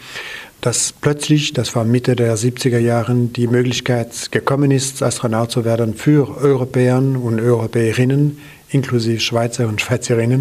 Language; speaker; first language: German; non-native, local second language; French